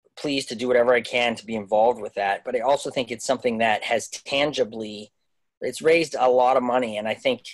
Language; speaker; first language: English; native; English